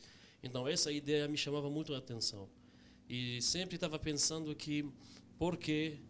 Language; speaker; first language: Portuguese; non-native, fluent; Arabic